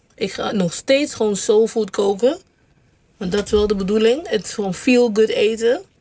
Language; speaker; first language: Dutch; non-native, local second language; English